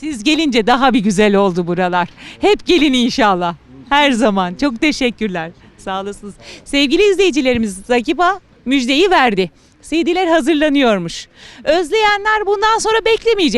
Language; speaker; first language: Turkish; native; Turkish